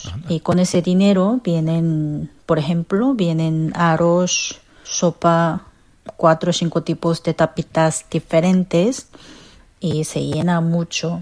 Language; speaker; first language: Spanish; non-native, fluent; Korean